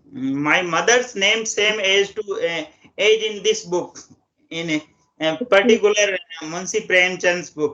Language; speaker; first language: English; non-native, local second language; Hindi